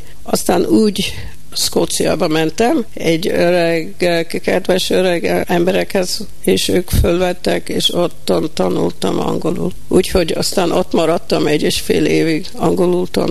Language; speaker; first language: Hungarian; early bilingual, heritage; Hungarian